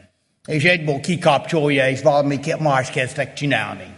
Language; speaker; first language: Hungarian; early bilingual, heritage; Hungarian